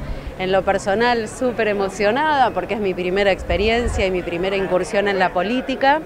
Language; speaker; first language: Spanish; native; Spanish